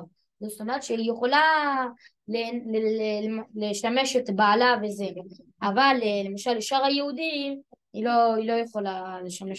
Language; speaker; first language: Hebrew; early bilingual, other home language; French